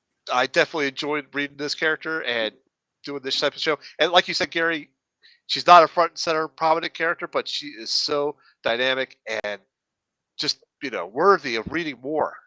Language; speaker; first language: English; native; English